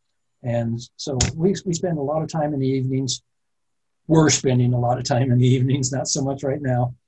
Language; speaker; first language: English; native; English